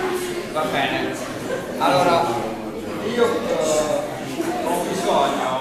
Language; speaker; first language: Italian; non-native, fluent; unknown